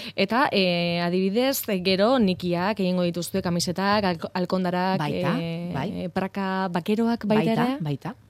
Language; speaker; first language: Basque; native; Basque